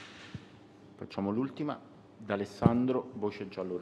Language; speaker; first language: Italian; native; Italian